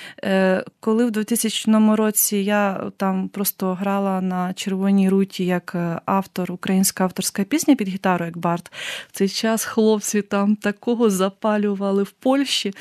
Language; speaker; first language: Ukrainian; native; Ukrainian